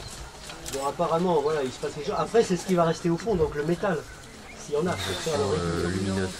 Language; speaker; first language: French; native; French